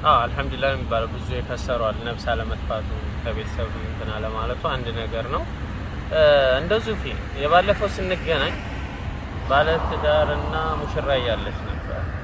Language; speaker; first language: Amharic; native; Amharic